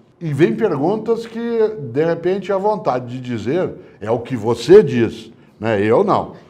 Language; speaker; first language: Portuguese; native; Portuguese